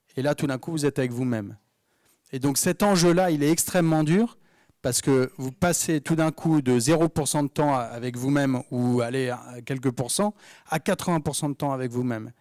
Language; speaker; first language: French; native; French